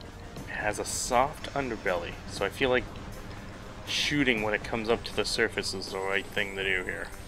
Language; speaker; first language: English; native; English